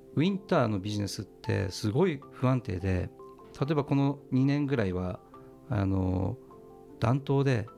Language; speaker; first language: Japanese; native; Japanese